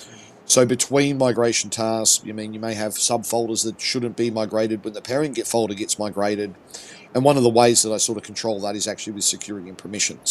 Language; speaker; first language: English; native; English